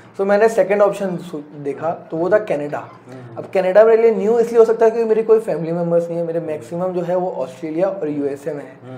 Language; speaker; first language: Hindi; non-native, local second language; Gujarati